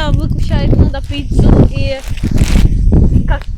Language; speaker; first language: Russian; non-native, learner; Malayalam